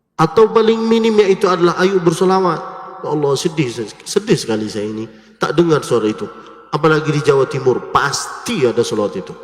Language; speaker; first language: Malay; non-native, fluent; Arabic